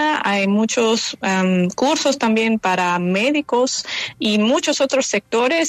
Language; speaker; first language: Spanish; non-native, fluent; German